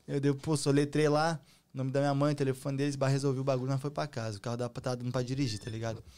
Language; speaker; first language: Portuguese; native; Portuguese